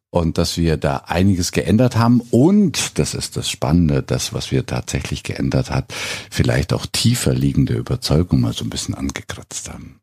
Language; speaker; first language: German; native; German